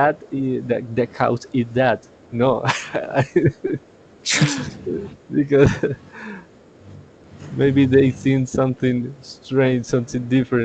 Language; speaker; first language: English; non-native, learner; Spanish